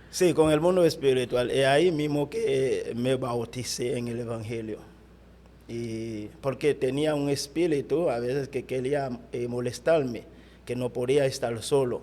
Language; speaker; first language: Spanish; non-native, fluent; Haitian Creole